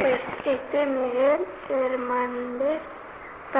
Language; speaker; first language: Spanish; non-native, learner; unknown